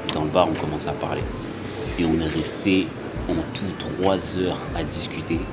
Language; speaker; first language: French; native; French